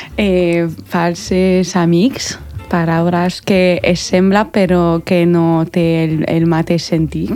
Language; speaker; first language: Catalan; non-native, learner; French